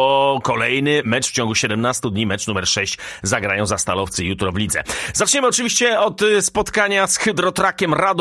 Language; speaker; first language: Polish; native; Polish